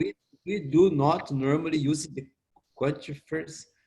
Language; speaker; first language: English; non-native, learner; Portuguese